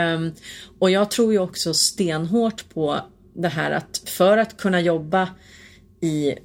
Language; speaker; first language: Swedish; native; Swedish